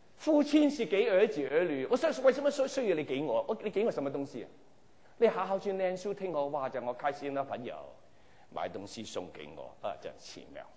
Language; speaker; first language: Chinese; non-native, local second language; Cantonese